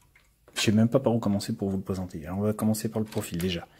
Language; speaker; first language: French; native; French